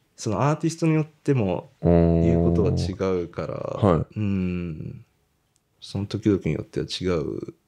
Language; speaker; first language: Japanese; native; Japanese